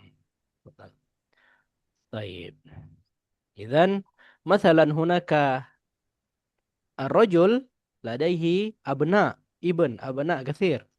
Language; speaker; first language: Arabic; non-native, fluent; Indonesian